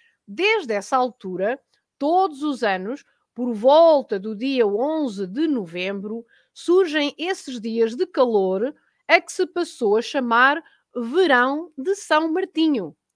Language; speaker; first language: Portuguese; native; Portuguese